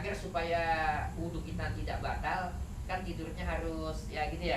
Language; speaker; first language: Indonesian; native; Indonesian